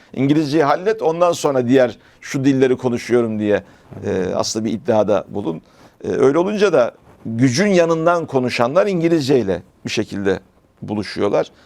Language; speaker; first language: Turkish; native; Turkish